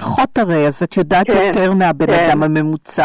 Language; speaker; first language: Hebrew; native; Hebrew